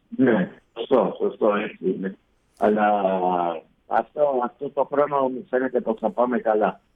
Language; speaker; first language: Greek; early bilingual, heritage; Greek